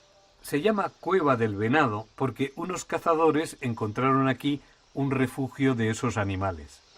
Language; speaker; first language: Spanish; native; Spanish